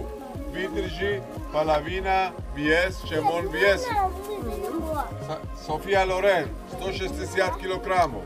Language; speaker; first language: Russian; non-native, learner; Greek